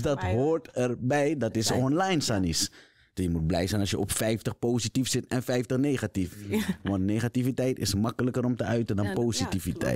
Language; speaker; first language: Dutch; native; Dutch